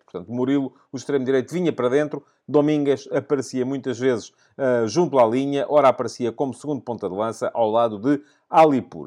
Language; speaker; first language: Portuguese; native; Portuguese